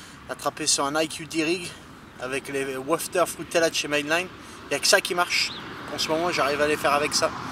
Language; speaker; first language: French; non-native, fluent; English